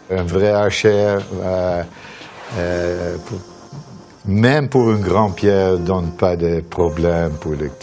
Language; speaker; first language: French; non-native, fluent; Dutch